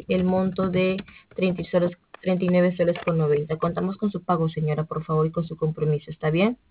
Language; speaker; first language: Spanish; native; Spanish